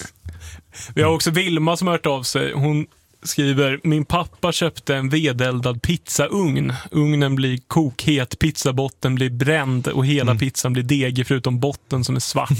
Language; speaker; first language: Swedish; native; Swedish